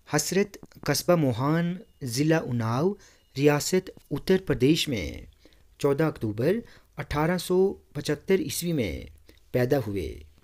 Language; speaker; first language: Urdu; non-native, local second language; Kashmiri